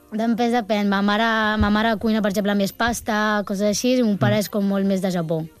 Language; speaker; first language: Catalan; early bilingual, other home language; Japanese